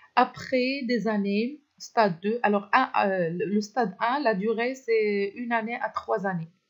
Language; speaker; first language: French; non-native, local second language; Arabic